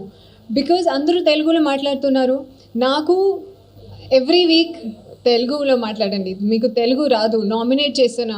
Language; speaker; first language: Telugu; non-native, learner; Hindi